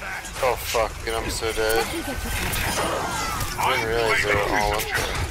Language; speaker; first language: English; native; English